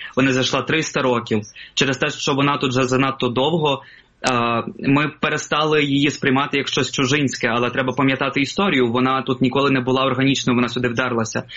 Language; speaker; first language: Ukrainian; non-native, local second language; Russian